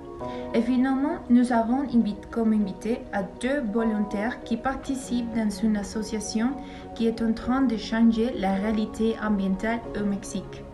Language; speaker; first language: French; non-native, learner; Spanish